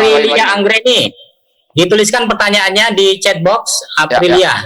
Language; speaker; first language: Indonesian; native; Indonesian